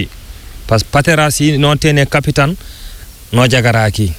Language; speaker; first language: Spanish; non-native, learner; Fula